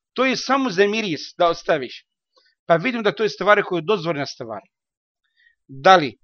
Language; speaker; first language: Bosnian; non-native, learner; Arabic